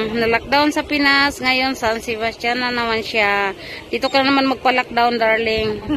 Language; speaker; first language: Filipino; non-native, local second language; Cebuano